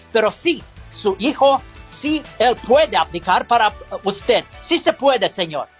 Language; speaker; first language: Spanish; non-native, learner; English